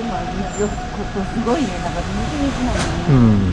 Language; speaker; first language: Japanese; native; Japanese